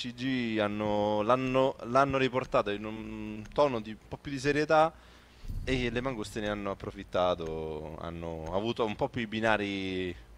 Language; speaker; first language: Italian; native; Italian